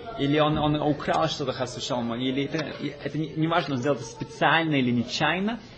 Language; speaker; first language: Russian; early bilingual, heritage; Russian